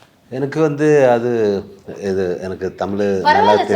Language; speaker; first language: Tamil; non-native, learner; Malayalam